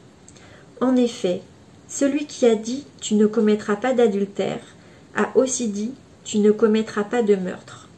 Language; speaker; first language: French; native; French